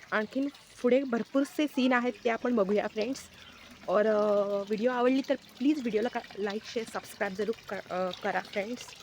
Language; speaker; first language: Marathi; non-native, local second language; Hindi